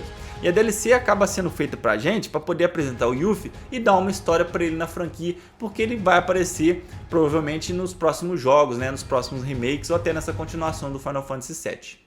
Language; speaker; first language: Portuguese; native; Portuguese